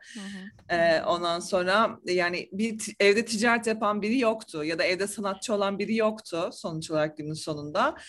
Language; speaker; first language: Turkish; native; Turkish